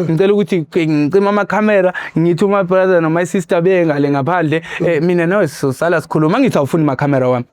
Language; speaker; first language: Zulu; non-native, local second language; Xhosa